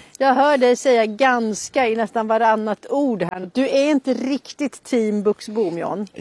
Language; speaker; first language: Swedish; native; Swedish